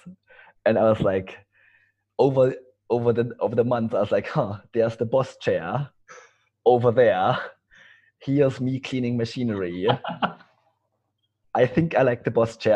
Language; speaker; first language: English; non-native, fluent; German